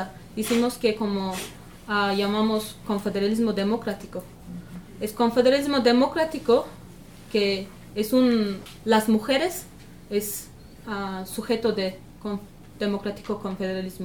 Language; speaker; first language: Spanish; non-native, learner; Kurdish